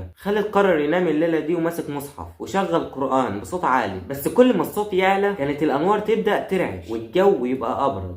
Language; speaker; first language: Arabic; native; Arabic